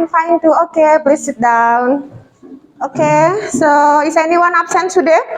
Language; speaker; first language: English; non-native, fluent; Indonesian